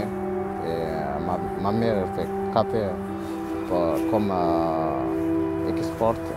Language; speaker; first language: French; non-native, learner; Oromo